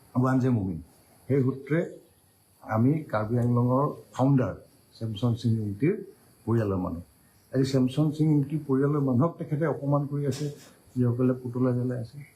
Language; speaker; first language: Assamese; non-native, local second language; Karbi